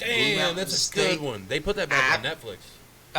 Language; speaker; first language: English; native; English